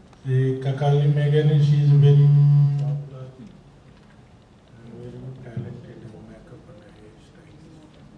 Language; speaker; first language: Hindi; non-native, local second language; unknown